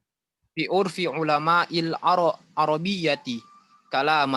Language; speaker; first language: Arabic; non-native, learner; Indonesian